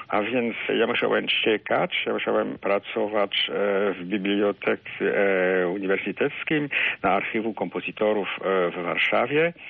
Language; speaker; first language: Polish; non-native, fluent; French